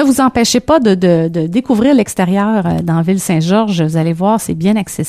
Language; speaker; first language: French; native; French